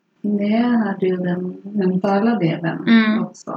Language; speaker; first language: Swedish; non-native, fluent; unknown